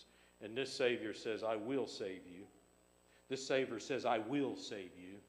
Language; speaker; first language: English; native; English